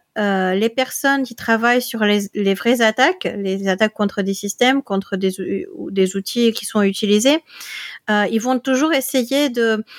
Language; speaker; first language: French; non-native, fluent; Dutch